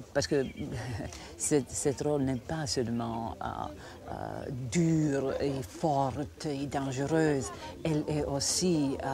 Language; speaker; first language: French; non-native, fluent; Croatian